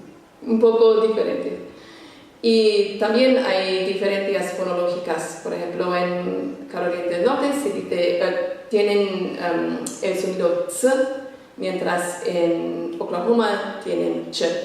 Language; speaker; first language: Spanish; non-native, fluent; English